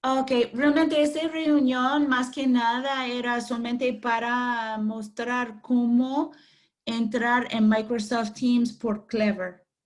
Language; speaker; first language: Spanish; non-native, fluent; English